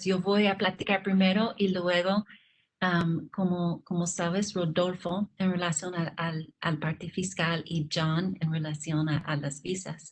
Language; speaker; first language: Spanish; non-native, fluent; English